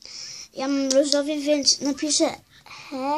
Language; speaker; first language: Polish; early bilingual, heritage; Polish